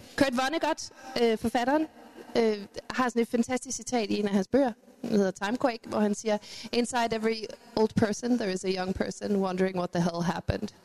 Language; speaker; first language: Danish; early bilingual, other home language; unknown